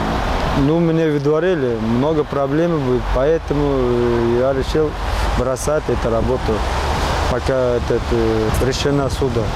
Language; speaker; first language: Russian; non-native, learner; Uzbek